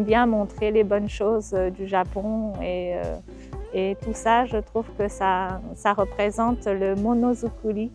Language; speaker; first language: French; non-native, fluent; Japanese